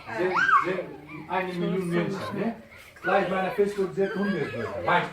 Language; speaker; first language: German; non-native, learner; Turkish